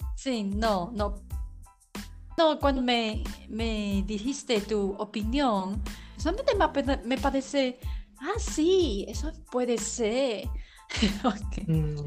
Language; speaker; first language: Spanish; non-native, learner; Chinese